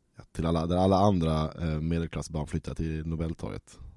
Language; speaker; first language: Swedish; native; Swedish